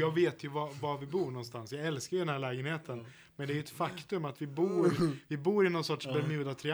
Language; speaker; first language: Swedish; native; Swedish